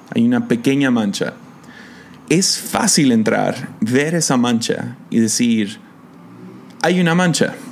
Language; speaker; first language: Spanish; non-native, fluent; English